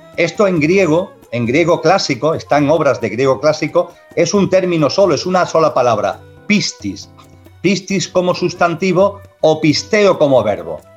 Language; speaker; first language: Spanish; native; Spanish